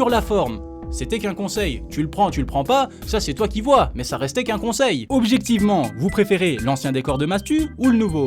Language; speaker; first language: French; native; French